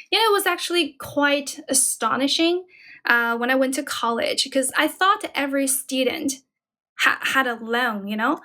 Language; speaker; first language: English; non-native, fluent; Chinese